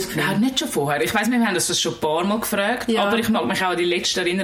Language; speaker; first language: German; native; German